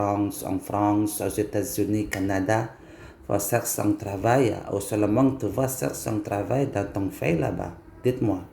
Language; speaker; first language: French; non-native, learner; Indonesian